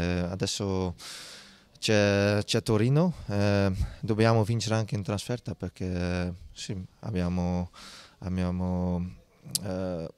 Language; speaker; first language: Italian; non-native, learner; Dutch